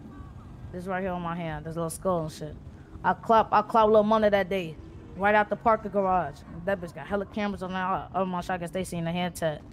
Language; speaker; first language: English; native; English